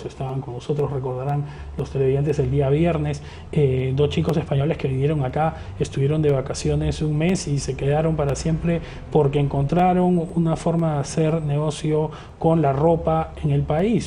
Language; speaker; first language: Spanish; native; Spanish